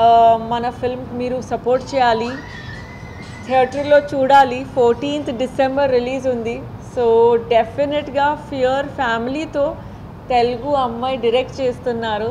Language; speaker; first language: Telugu; non-native, fluent; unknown